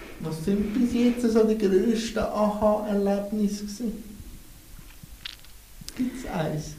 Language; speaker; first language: German; native; German